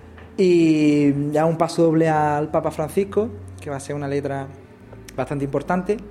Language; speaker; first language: Spanish; native; Spanish